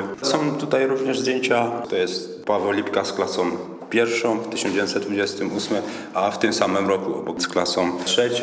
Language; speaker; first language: Polish; native; Polish